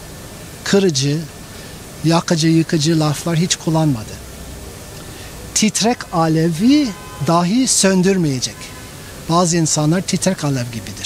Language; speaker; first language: Turkish; non-native, fluent; English